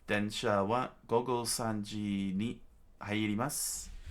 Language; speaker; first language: Japanese; non-native, learner; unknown